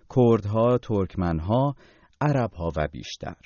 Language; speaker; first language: Persian; native; Persian